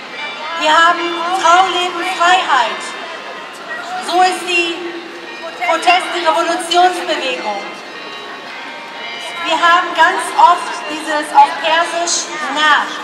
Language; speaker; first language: German; non-native, fluent; Persian